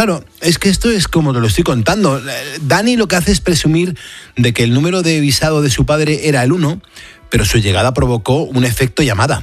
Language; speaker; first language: Spanish; native; Spanish